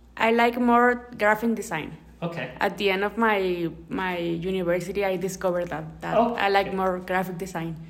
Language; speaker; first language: English; non-native, learner; Spanish